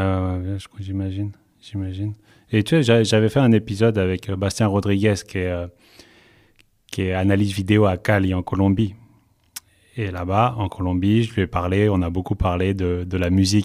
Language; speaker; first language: French; native; French